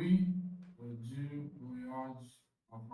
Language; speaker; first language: French; non-native, learner; Hindi